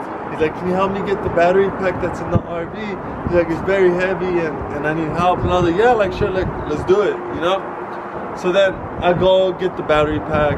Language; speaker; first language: English; early bilingual, other home language; Spanish